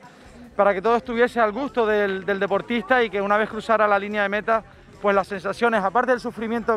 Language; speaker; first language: Spanish; native; Spanish